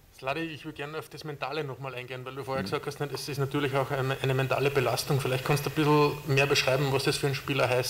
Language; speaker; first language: German; native; German